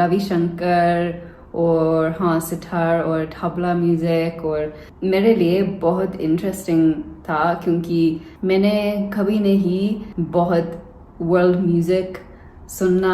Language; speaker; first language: Hindi; non-native, learner; English